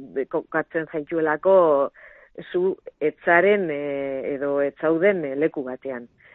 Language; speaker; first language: Basque; non-native, local second language; Spanish